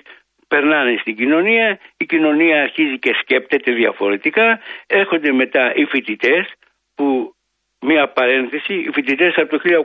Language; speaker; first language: Greek; native; Greek